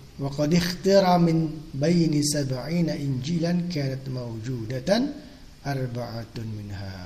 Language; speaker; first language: Arabic; non-native, fluent; Indonesian